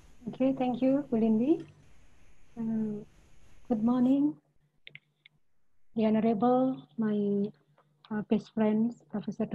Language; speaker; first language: English; non-native, learner; Indonesian